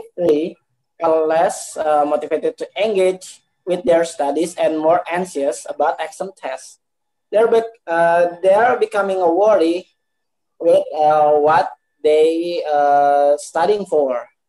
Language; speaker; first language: English; non-native, learner; Indonesian